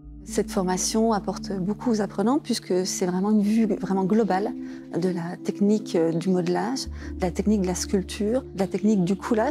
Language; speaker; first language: French; native; French